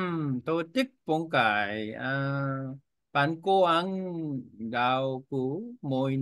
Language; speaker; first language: Vietnamese; non-native, learner; Korean